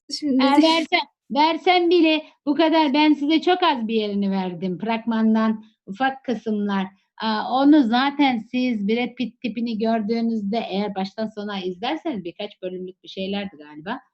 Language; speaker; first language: Turkish; native; Turkish